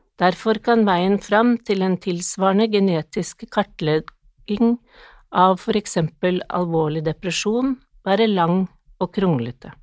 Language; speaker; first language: Norwegian; native; Norwegian